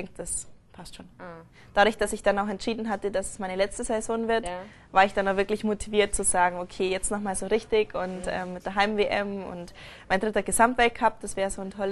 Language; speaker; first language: German; native; German